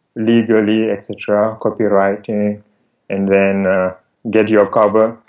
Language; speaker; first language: English; non-native, fluent; Wolof